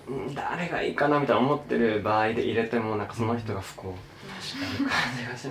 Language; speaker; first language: Japanese; native; Japanese